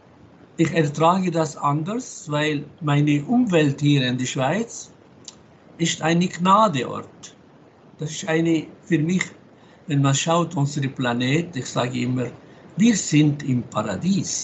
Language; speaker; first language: German; non-native, fluent; Arabic